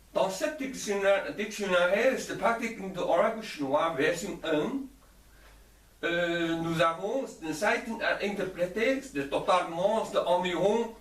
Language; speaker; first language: French; non-native, learner; Chinese